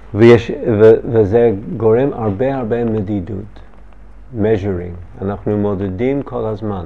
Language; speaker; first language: Hebrew; non-native, learner; English